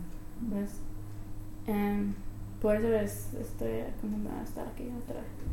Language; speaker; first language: Spanish; non-native, fluent; English